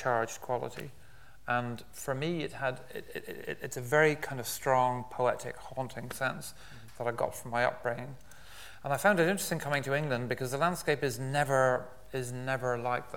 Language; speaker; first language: English; native; English